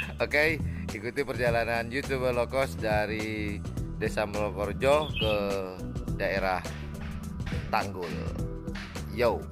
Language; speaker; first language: Indonesian; non-native, local second language; Madurese